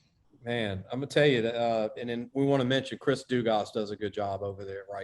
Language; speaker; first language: English; native; English